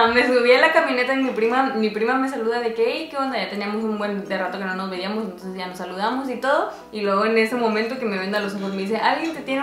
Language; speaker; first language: Spanish; native; Spanish